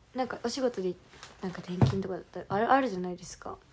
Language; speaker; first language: Japanese; native; Japanese